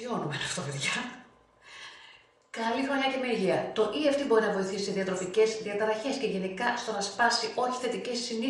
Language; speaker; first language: Greek; native; Greek